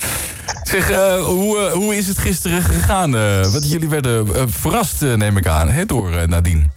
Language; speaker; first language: Dutch; native; Dutch